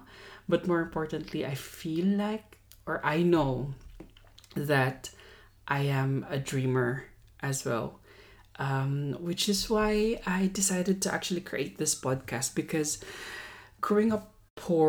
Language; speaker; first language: English; non-native, local second language; Pampanga